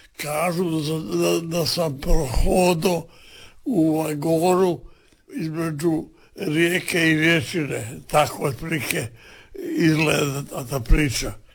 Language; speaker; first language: Serbian; native; Serbian